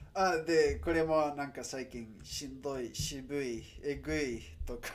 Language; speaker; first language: Japanese; non-native, learner; Spanish